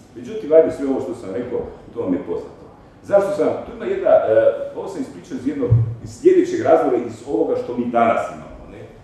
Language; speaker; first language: Croatian; native; Croatian